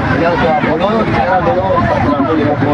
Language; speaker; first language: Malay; non-native, learner; Rohingya